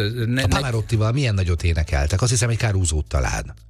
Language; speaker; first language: Hungarian; native; Hungarian